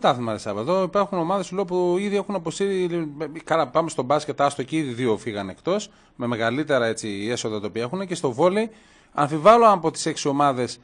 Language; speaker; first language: Greek; native; Greek